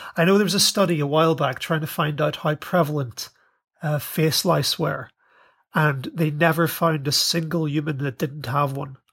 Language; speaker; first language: English; native; English